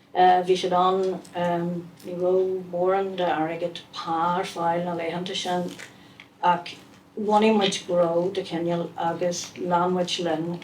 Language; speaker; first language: Irish; non-native, local second language; English